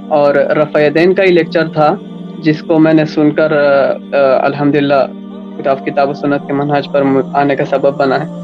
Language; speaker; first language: Urdu; native; Urdu